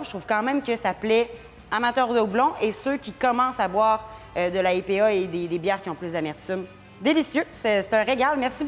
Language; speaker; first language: French; native; French